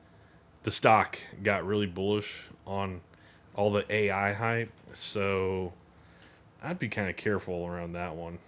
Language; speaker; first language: English; native; English